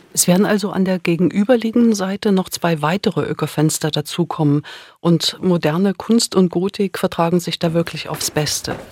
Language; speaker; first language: German; native; German